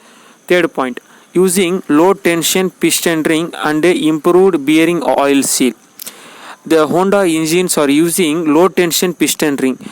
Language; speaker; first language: English; non-native, local second language; Tamil